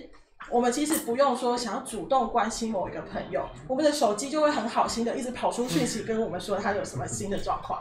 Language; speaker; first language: Chinese; native; Chinese